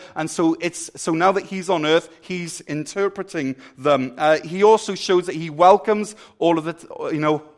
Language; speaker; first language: English; native; English